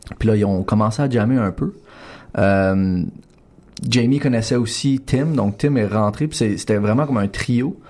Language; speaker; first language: French; native; French